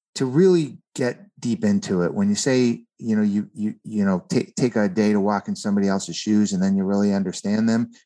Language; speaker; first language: English; native; English